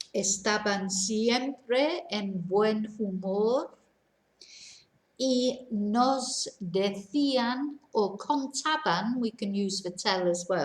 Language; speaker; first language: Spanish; non-native, fluent; English